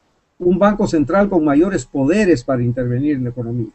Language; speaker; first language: Spanish; native; Spanish